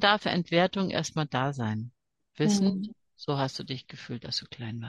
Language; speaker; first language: German; native; German